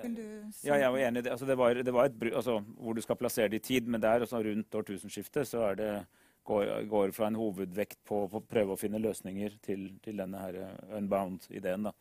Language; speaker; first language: Norwegian; native; Norwegian